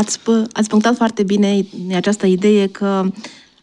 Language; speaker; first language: Romanian; native; Romanian